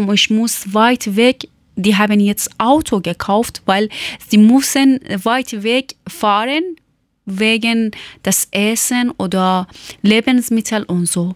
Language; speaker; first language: German; non-native, learner; Persian